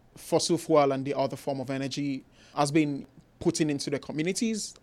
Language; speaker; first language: English; non-native, local second language; Igbo